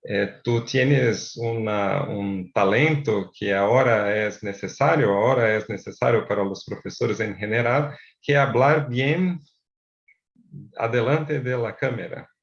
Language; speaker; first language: Spanish; non-native, fluent; Portuguese